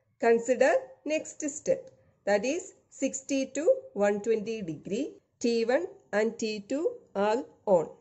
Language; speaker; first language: English; non-native, local second language; Malayalam